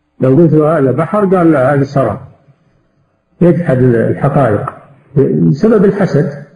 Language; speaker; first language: Arabic; native; Arabic